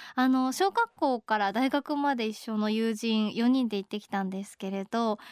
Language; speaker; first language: Japanese; native; Japanese